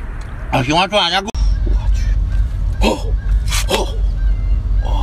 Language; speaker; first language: Chinese; native; Chinese